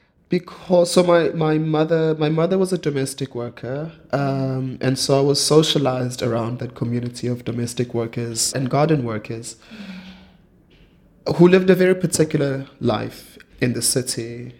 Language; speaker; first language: English; non-native, local second language; Zulu